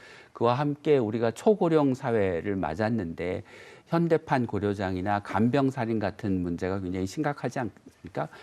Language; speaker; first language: Korean; native; Korean